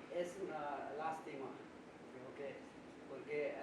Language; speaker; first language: Spanish; non-native, fluent; Hindi